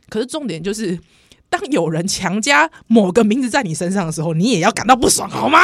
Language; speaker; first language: Chinese; native; Chinese